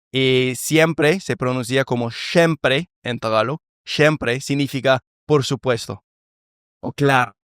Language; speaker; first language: Spanish; non-native, fluent; English